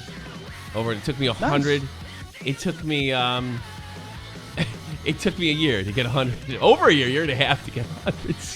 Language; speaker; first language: English; native; English